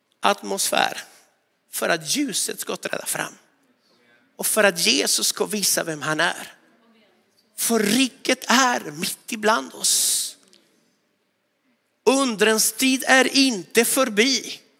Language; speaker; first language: Swedish; non-native, fluent; Spanish